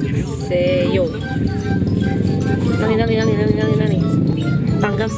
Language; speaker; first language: Korean; non-native, learner; Indonesian